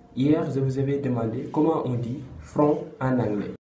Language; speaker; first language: French; non-native, local second language; Wolof